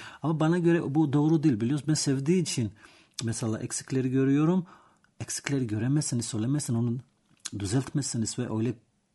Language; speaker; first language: Turkish; non-native, learner; Georgian